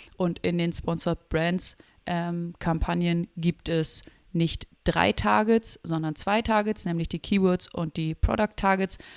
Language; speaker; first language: German; native; German